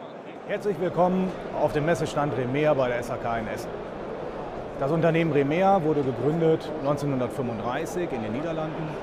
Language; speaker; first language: German; native; German